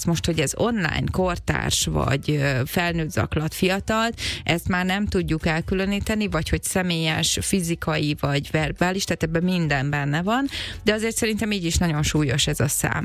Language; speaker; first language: Hungarian; native; Hungarian